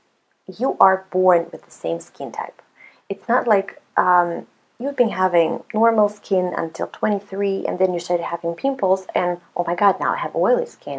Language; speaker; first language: English; non-native, fluent; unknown